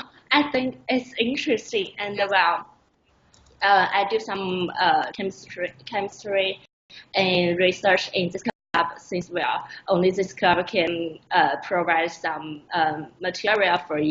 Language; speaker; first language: English; non-native, learner; Chinese